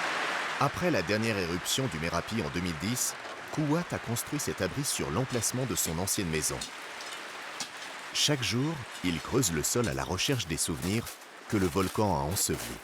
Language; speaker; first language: French; native; French